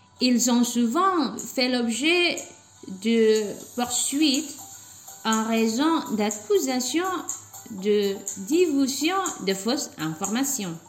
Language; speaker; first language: French; non-native, fluent; Indonesian